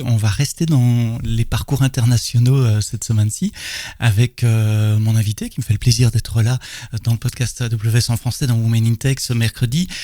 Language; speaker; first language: French; native; French